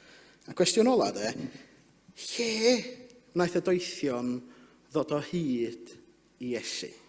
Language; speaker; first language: Welsh; native; Welsh